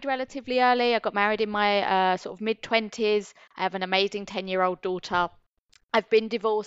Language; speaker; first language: English; native; English